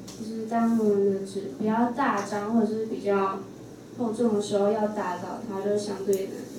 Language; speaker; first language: Chinese; native; Chinese